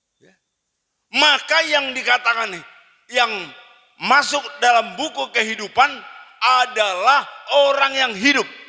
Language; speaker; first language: Indonesian; non-native, local second language; Batak Toba